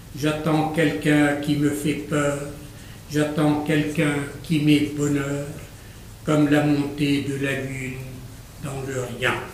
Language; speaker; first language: French; non-native, local second language; Arabic